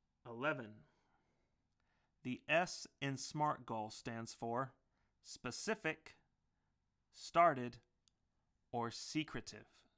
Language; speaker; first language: English; native; English